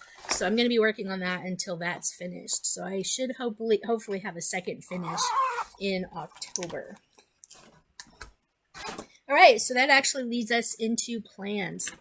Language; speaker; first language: English; native; English